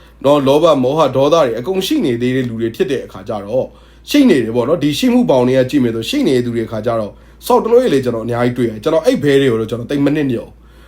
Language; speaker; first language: Burmese; native; Burmese